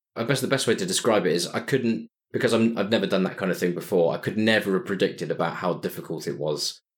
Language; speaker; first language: English; native; English